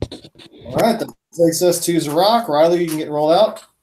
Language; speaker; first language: English; native; English